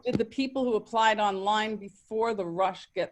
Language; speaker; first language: English; native; English